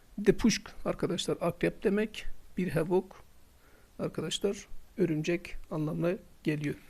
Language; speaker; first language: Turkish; non-native, local second language; Kurdish